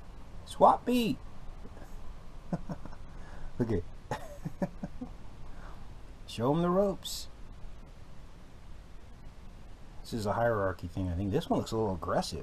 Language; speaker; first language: English; native; English